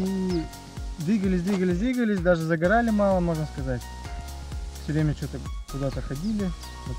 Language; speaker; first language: Russian; native; Russian